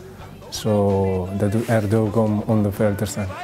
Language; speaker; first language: Dutch; early bilingual, other home language; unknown